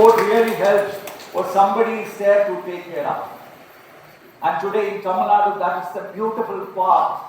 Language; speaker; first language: English; non-native, local second language; Tamil